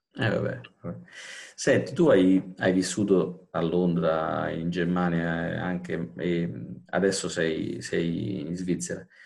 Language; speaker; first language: Italian; native; Italian